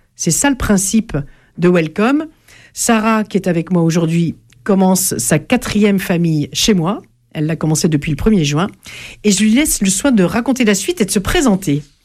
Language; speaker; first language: French; native; French